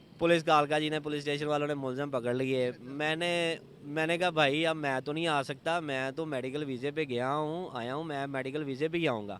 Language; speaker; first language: Urdu; non-native, local second language; Punjabi